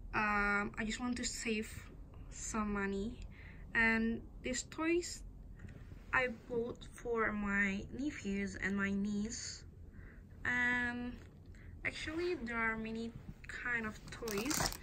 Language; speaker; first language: English; non-native, learner; Indonesian